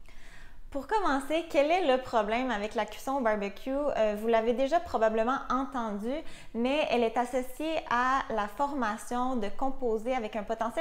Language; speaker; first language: French; native; French